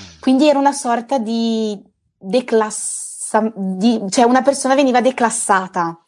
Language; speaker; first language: Italian; native; Italian